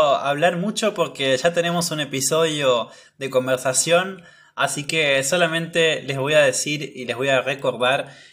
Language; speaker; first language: Spanish; native; Spanish